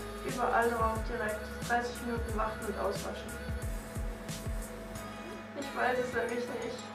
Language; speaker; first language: German; native; German